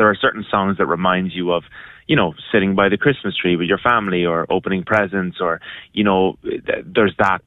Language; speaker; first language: English; native; English